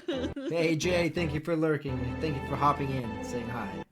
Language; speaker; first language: English; native; English